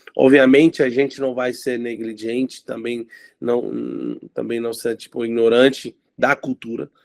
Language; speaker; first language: Portuguese; non-native, fluent; English